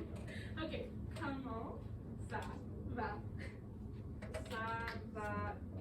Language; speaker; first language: French; non-native, local second language; English